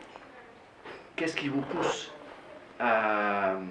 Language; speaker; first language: French; non-native, fluent; Portuguese